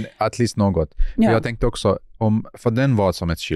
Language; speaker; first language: Swedish; non-native, fluent; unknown